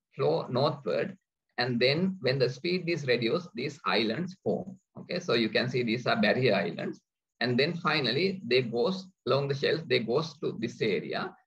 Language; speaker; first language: English; non-native, local second language; Sinhala